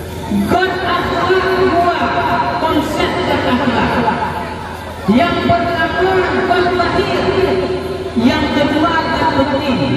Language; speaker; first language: Indonesian; non-native, local second language; Achinese